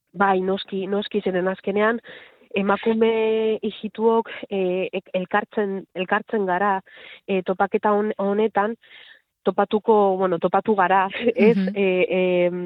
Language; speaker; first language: Basque; non-native, local second language; Spanish